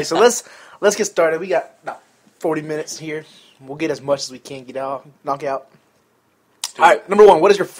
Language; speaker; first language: English; native; English